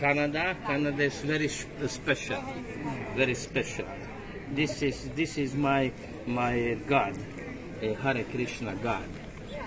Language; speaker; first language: English; non-native, learner; Hungarian